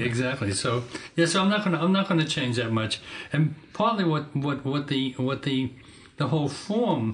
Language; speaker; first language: English; native; English